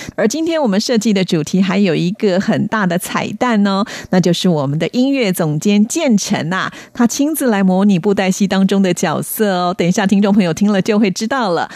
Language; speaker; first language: Chinese; native; Chinese